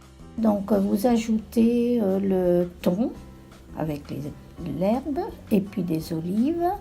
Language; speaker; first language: French; native; French